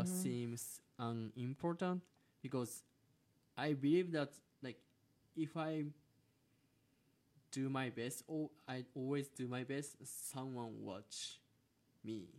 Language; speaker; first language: English; non-native, learner; Japanese